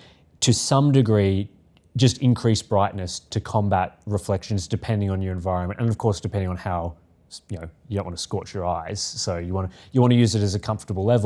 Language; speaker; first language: English; native; English